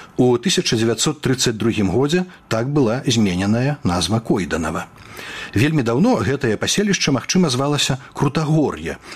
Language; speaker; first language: Belarusian; native; Belarusian